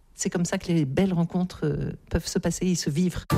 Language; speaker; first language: French; native; French